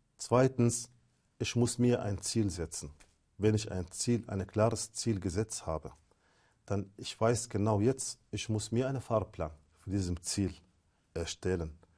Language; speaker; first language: German; non-native, fluent; Arabic